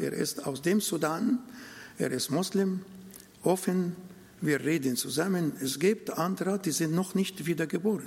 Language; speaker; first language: German; non-native, learner; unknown